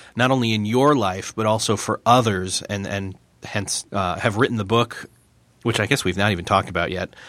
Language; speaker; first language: English; native; English